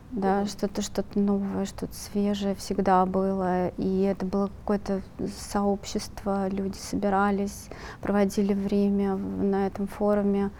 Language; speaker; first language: Russian; native; Russian